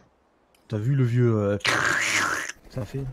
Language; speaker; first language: French; native; French